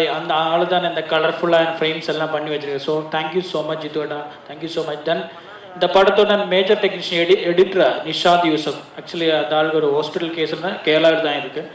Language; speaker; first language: Tamil; non-native, learner; Malayalam